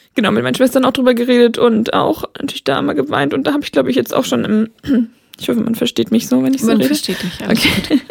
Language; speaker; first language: German; native; German